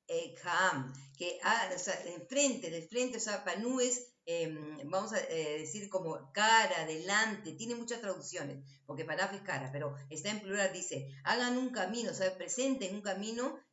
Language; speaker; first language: Spanish; native; Spanish